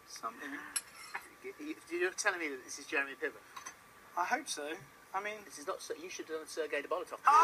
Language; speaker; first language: English; native; English